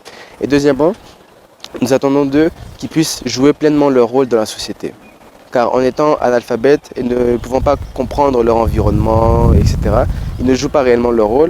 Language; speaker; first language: French; non-native, local second language; Lingala